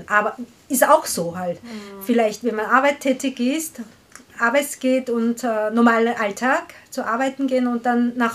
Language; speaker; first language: German; non-native, learner; Korean